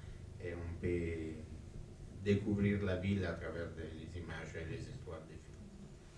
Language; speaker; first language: French; non-native, fluent; Italian